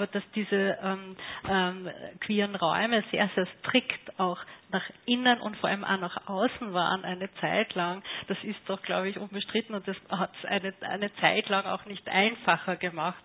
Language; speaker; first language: German; native; German